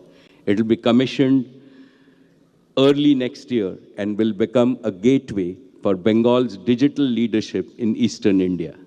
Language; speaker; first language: English; non-native, local second language; Gujarati